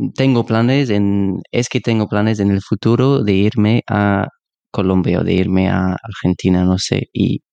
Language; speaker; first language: Spanish; non-native, fluent; English